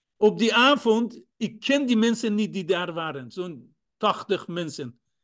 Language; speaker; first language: Dutch; non-native, fluent; Persian